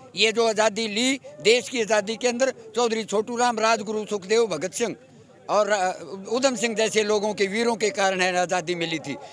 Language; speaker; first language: Hindi; native; Hindi